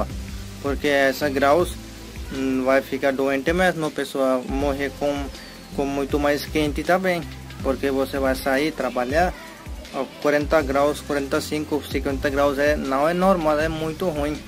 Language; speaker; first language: Portuguese; non-native, learner; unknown